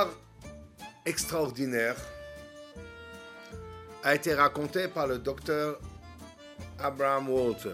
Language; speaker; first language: French; native; French